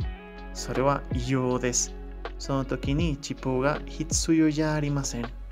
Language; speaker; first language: Japanese; non-native, learner; Spanish